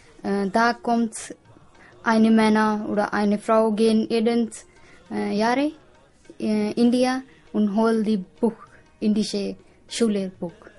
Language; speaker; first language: German; non-native, learner; Punjabi